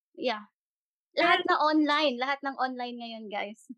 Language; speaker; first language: Filipino; non-native, local second language; Hiligaynon